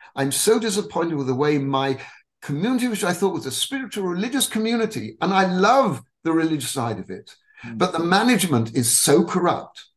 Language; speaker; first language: English; native; English